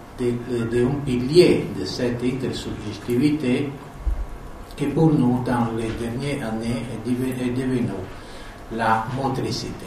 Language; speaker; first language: French; non-native, fluent; Italian